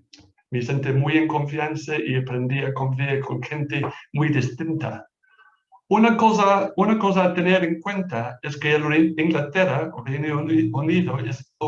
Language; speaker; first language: Spanish; non-native, fluent; English